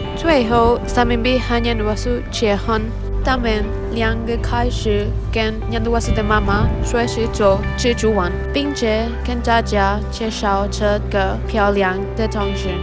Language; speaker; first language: Chinese; non-native, learner; Spanish